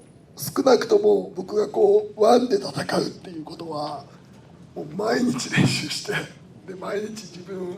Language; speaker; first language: Japanese; native; Japanese